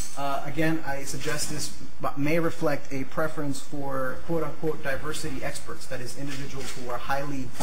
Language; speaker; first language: English; native; English